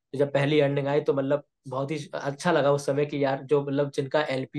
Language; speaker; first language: Hindi; native; Hindi